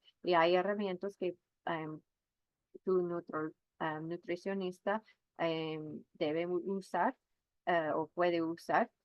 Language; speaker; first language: Spanish; non-native, fluent; English